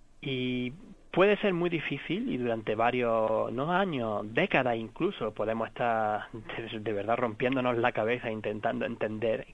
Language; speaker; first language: Spanish; native; Spanish